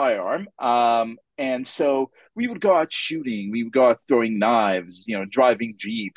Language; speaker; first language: English; non-native, fluent; Hebrew